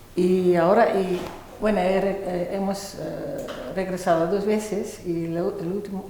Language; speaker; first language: Spanish; non-native, fluent; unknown